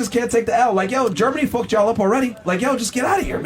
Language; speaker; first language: English; native; English